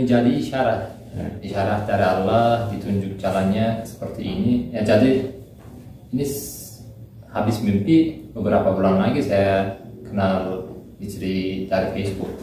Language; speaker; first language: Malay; non-native, learner; Turkish